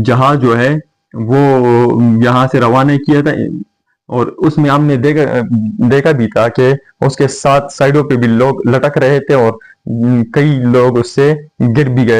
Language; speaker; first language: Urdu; non-native, fluent; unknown